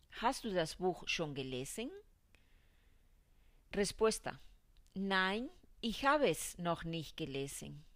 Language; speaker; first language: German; non-native, fluent; Spanish